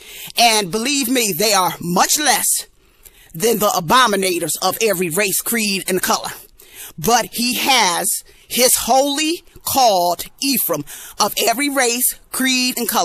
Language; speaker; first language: English; native; English